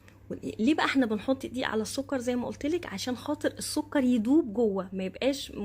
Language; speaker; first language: Arabic; native; Arabic